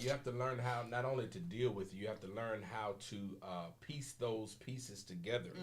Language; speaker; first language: English; native; English